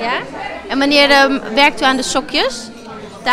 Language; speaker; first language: Dutch; native; Dutch